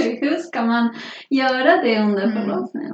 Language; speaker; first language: Swedish; non-native, fluent; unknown